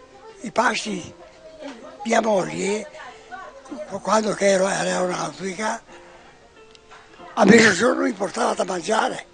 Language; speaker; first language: Italian; non-native, local second language; Venetian